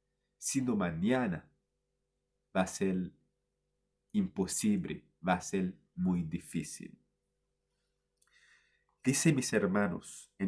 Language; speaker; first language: Spanish; non-native, fluent; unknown